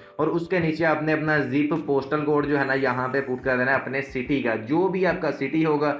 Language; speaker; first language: Urdu; non-native, local second language; Punjabi